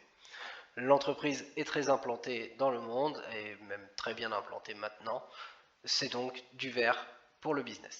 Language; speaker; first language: French; native; French